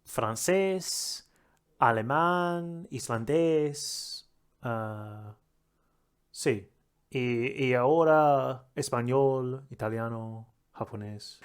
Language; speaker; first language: Spanish; non-native, learner; English